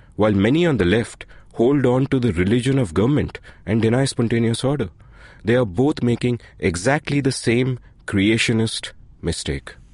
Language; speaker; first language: English; non-native, local second language; Hindi